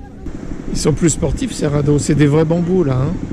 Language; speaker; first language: French; non-native, fluent; Chinese